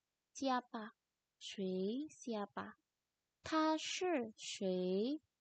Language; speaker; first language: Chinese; non-native, fluent; Indonesian